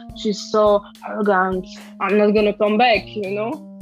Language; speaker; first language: English; non-native, fluent; Romanian